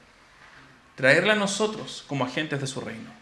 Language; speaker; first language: Spanish; native; Spanish